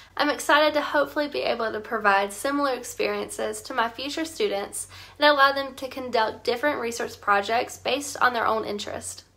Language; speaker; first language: English; native; English